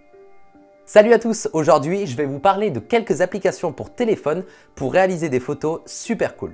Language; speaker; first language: French; native; French